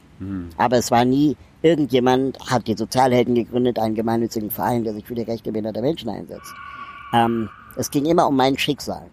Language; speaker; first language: German; native; German